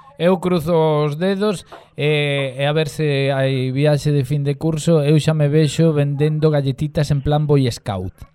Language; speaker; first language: Galician; native; Galician